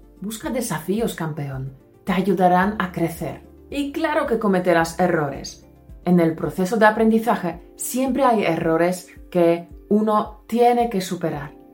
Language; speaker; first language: Spanish; non-native, fluent; Polish